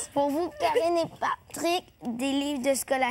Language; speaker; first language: French; native; French